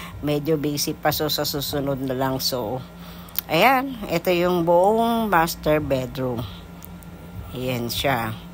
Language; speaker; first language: Filipino; non-native, local second language; Hiligaynon